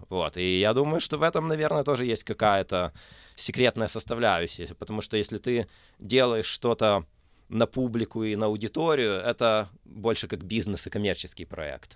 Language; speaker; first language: Russian; native; Russian